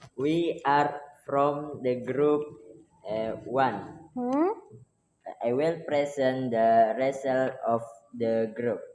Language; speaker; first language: English; non-native, learner; Indonesian